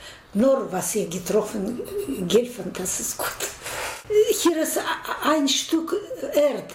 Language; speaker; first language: German; non-native, learner; Russian